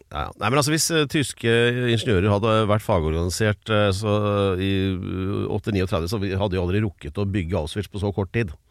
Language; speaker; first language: Norwegian; native; Norwegian